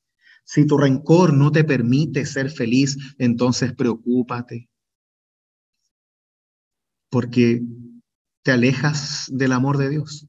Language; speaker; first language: Spanish; native; Spanish